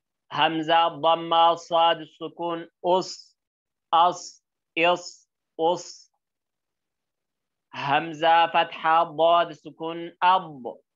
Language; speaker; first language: Arabic; non-native, learner; Oromo